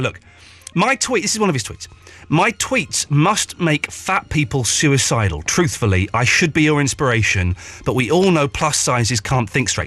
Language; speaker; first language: English; native; English